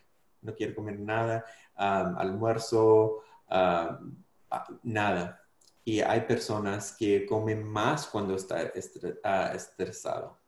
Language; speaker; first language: Spanish; non-native, fluent; English